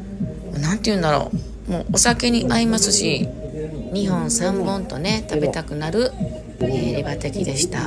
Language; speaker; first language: Japanese; native; Japanese